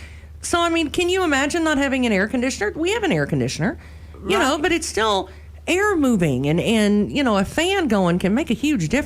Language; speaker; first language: English; native; English